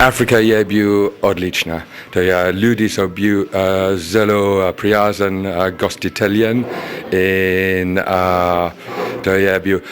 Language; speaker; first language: Slovenian; non-native, learner; English